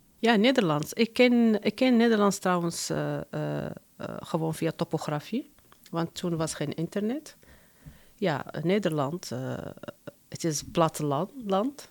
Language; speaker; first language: Dutch; non-native, fluent; Arabic